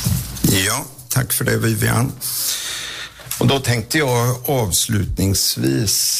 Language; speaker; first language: Swedish; native; Swedish